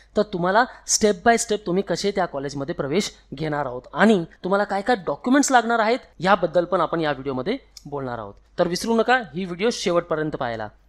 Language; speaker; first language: Marathi; non-native, local second language; Hindi